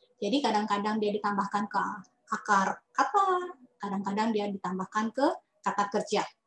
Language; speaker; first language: Indonesian; native; Indonesian